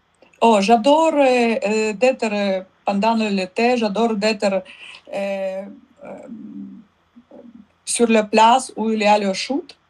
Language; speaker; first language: French; non-native, learner; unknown